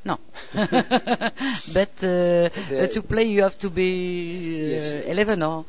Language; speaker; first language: English; non-native, learner; French